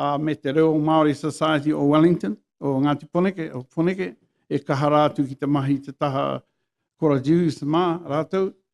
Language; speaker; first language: Māori; non-native, local second language; English